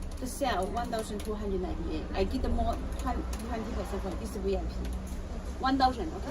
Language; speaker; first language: English; non-native, learner; Cantonese